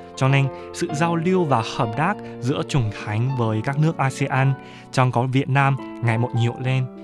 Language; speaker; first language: Vietnamese; non-native, fluent; Chinese